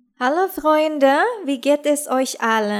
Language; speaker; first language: German; non-native, fluent; Indonesian